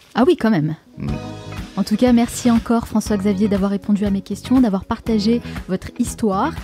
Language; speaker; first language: French; native; French